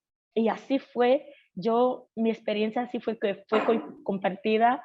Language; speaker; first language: Spanish; non-native, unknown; Haitian Creole